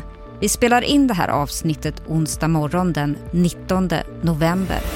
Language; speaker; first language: Swedish; native; Swedish